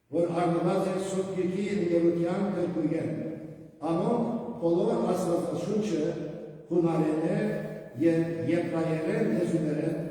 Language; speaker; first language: Armenian; native; Armenian